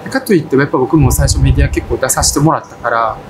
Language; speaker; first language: Japanese; early bilingual, other home language; Russian